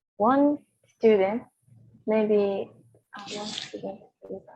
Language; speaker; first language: English; non-native, learner; Japanese